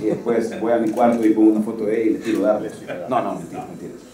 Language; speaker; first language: Spanish; native; Spanish